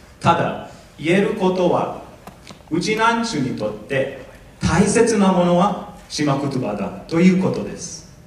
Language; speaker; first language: Japanese; non-native, fluent; English